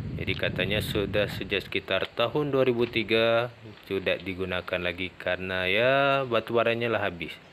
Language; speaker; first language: Indonesian; non-native, local second language; Minangkabau